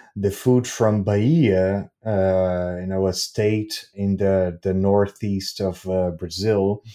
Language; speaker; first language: English; non-native, fluent; Portuguese